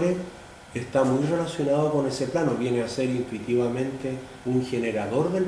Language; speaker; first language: Spanish; native; Spanish